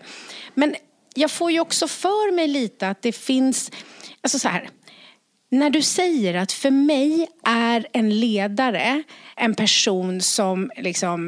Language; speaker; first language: Swedish; native; Swedish